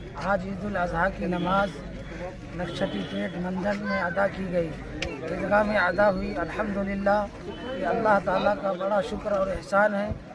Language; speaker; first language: Urdu; native; Urdu